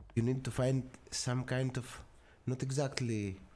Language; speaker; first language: English; non-native, learner; Greek